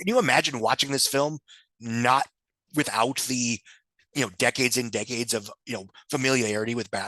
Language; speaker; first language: English; native; English